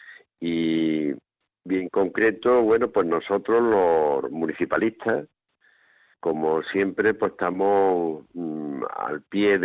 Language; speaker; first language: Spanish; native; Spanish